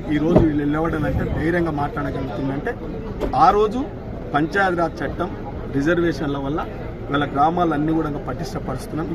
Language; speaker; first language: Telugu; native; Telugu